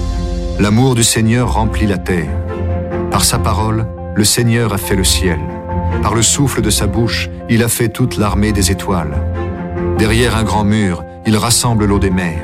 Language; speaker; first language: French; native; French